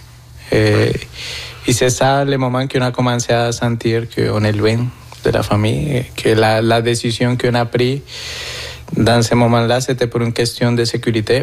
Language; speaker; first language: French; non-native, fluent; Spanish